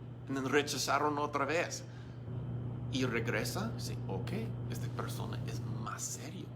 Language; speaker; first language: Spanish; non-native, learner; English